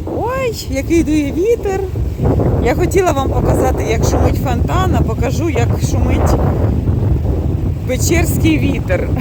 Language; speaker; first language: Ukrainian; native; Ukrainian